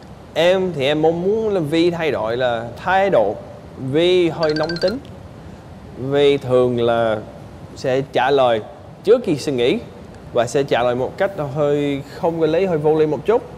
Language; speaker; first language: Vietnamese; non-native, fluent; English